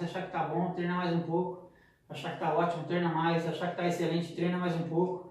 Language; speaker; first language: Portuguese; native; Portuguese